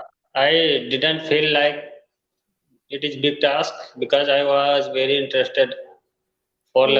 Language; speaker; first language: English; non-native, fluent; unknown